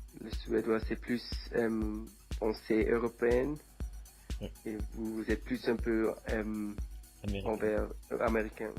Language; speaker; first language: French; non-native, learner; Swedish